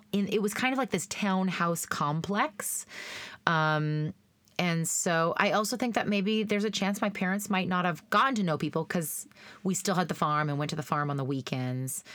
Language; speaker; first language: English; native; English